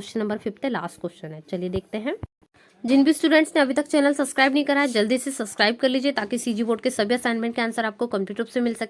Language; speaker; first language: Hindi; native; Hindi